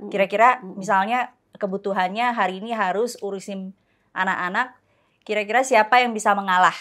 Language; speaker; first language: Indonesian; native; Indonesian